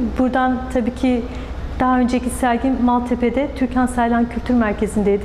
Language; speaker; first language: Turkish; native; Turkish